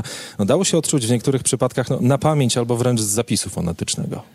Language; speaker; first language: Polish; native; Polish